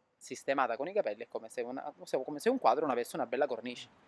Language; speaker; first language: Italian; native; Italian